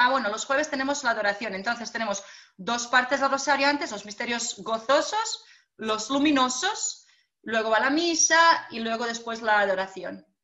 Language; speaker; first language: Spanish; non-native, fluent; Croatian